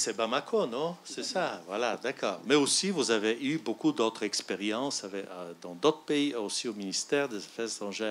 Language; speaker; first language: French; non-native, fluent; Bulgarian